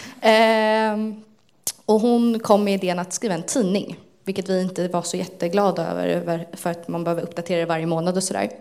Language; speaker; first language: Swedish; native; Swedish